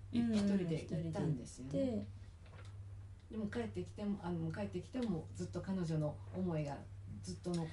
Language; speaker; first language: Japanese; native; Japanese